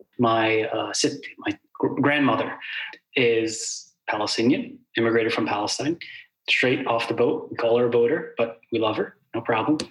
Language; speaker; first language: English; early bilingual, other home language; Arabic